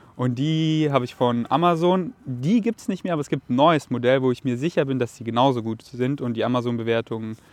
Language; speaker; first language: German; native; German